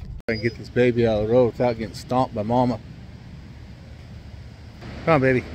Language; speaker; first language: English; native; English